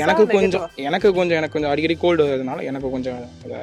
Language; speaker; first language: Tamil; native; Tamil